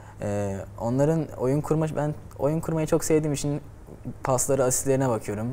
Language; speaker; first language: Turkish; native; Turkish